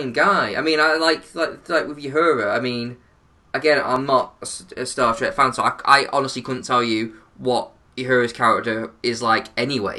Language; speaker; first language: English; native; English